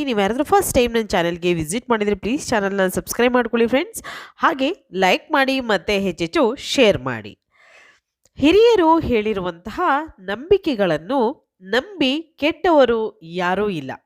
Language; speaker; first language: Kannada; native; Kannada